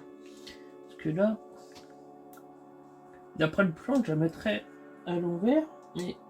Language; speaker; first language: French; native; French